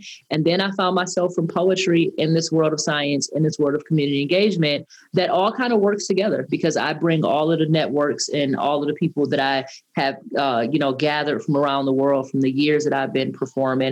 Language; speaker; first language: English; native; English